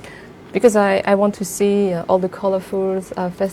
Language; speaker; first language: English; non-native, fluent; French